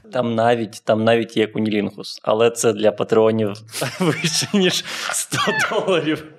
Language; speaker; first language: Ukrainian; non-native, local second language; Russian